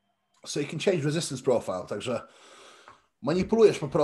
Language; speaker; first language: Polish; early bilingual, heritage; Polish